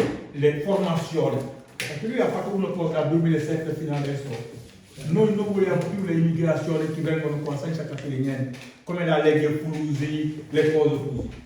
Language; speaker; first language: Italian; non-native, learner; Wolof